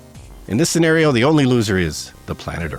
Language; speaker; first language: English; native; English